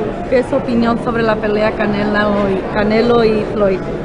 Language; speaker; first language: Spanish; native; Spanish